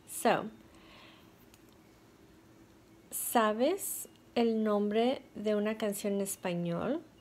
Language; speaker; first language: Spanish; non-native, fluent; English